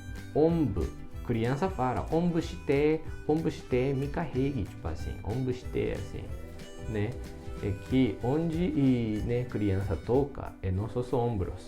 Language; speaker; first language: Portuguese; non-native, fluent; Japanese